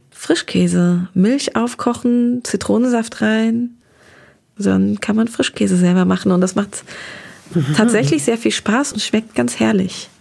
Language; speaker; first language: German; native; German